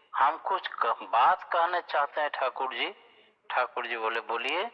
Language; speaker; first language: Hindi; non-native, local second language; Bangla